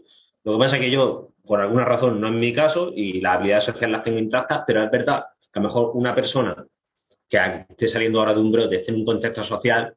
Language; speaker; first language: Spanish; native; Spanish